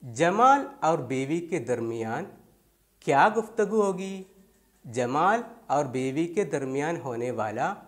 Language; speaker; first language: Urdu; non-native, local second language; Malayalam